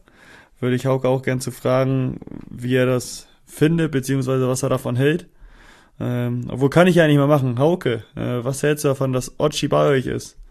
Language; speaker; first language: German; native; German